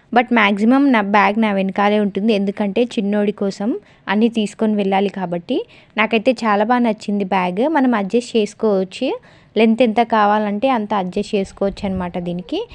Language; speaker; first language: Telugu; non-native, local second language; Lambadi